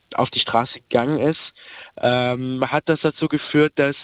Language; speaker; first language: German; early bilingual, other home language; Arabic